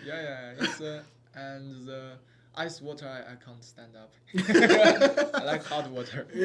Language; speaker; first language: English; non-native, learner; Chinese